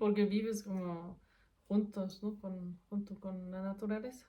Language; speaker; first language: Spanish; non-native, fluent; German